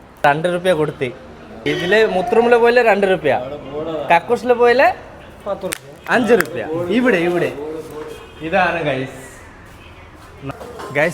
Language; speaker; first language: Malayalam; non-native, learner; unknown